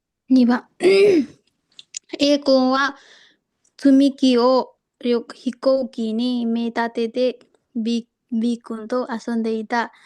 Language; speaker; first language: Japanese; non-native, learner; Nepali